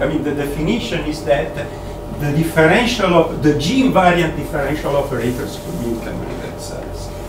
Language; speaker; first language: English; non-native, fluent; Italian